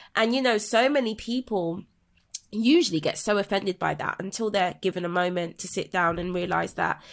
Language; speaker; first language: English; native; English